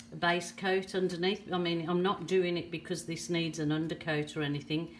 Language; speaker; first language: English; native; English